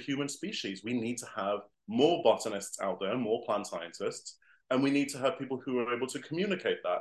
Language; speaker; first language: English; native; English